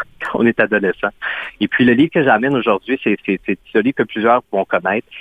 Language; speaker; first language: French; native; French